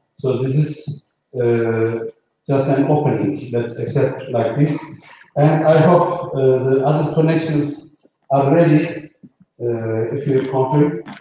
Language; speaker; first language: English; non-native, fluent; Turkish